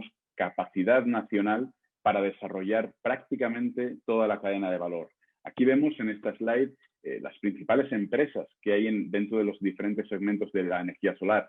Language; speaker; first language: Spanish; native; Spanish